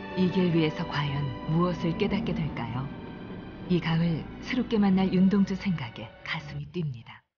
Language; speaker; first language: Korean; native; Korean